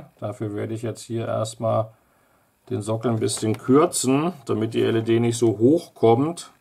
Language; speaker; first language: German; native; German